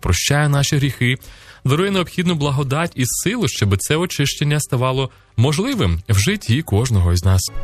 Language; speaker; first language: Ukrainian; native; Ukrainian